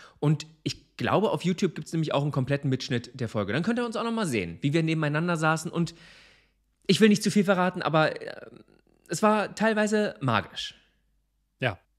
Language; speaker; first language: German; native; German